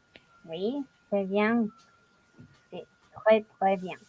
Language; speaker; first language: French; non-native, learner; Spanish